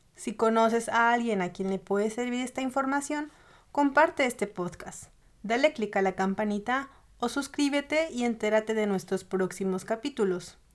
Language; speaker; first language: Spanish; native; Spanish